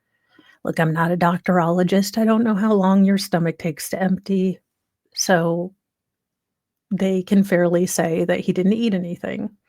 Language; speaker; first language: English; native; English